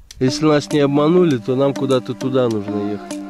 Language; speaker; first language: Russian; native; Russian